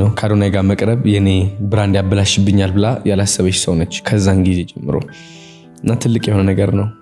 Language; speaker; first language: Amharic; early bilingual, heritage; Amharic